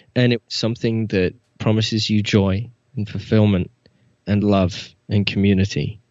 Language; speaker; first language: English; native; English